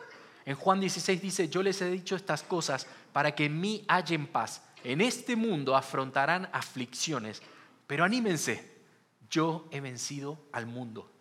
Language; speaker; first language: Spanish; native; Spanish